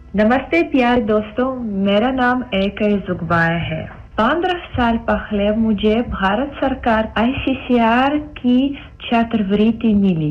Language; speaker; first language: Hindi; non-native, fluent; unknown